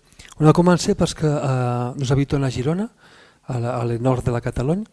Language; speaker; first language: French; non-native, fluent; Spanish